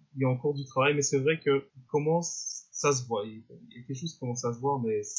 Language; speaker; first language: French; native; French